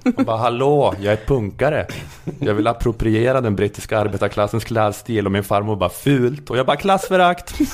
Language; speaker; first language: Swedish; native; Swedish